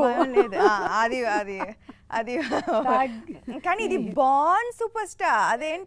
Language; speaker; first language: Telugu; non-native, local second language; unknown